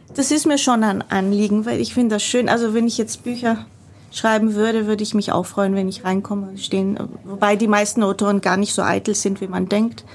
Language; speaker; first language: German; non-native, fluent; Greek